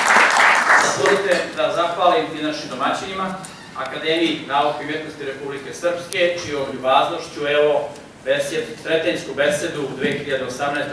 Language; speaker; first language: Serbian; native; Serbian